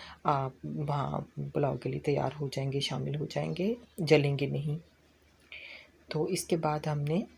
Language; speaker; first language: Hindi; non-native, local second language; Punjabi